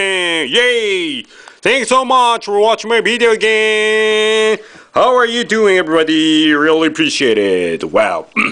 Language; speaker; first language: English; non-native, fluent; Japanese